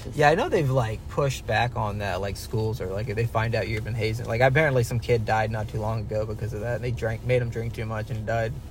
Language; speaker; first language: English; native; English